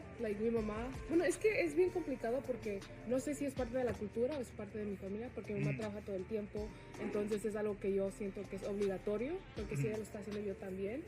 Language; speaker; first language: Spanish; early bilingual, heritage; Spanish